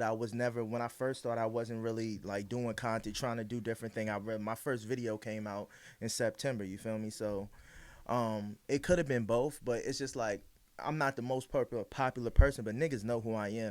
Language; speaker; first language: English; native; English